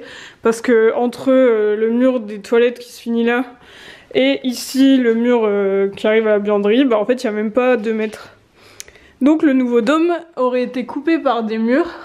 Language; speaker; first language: French; native; French